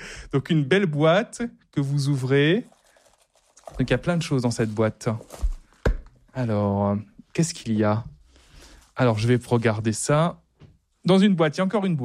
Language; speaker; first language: French; native; French